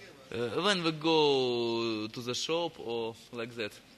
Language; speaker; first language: English; non-native, fluent; Russian